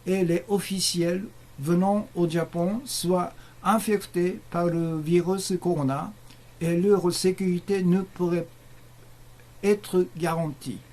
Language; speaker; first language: French; non-native, learner; Japanese